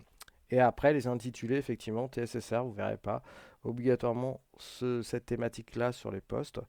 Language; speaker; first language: French; native; French